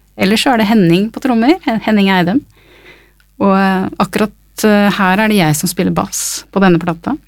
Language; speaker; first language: Norwegian; early bilingual, other home language; English